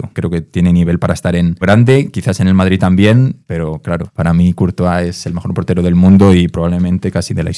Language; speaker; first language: Spanish; native; Spanish